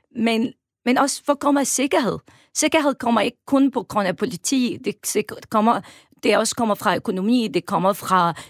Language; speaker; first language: Danish; non-native, fluent; Arabic